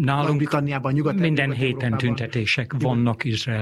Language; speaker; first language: Hungarian; non-native, fluent; English